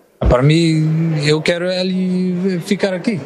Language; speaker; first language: Portuguese; non-native, learner; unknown